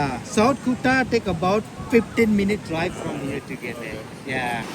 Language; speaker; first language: English; non-native, learner; Indonesian